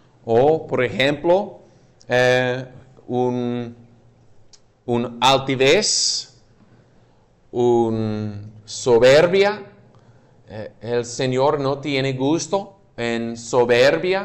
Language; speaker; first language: Spanish; non-native, fluent; English